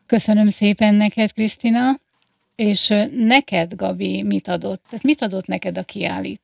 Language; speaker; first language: Hungarian; native; Hungarian